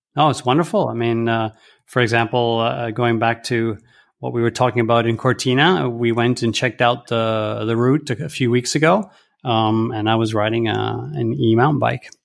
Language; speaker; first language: English; early bilingual, heritage; English